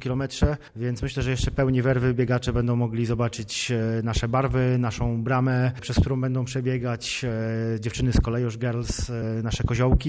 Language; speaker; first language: Polish; native; Polish